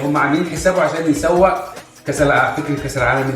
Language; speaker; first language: Arabic; native; Arabic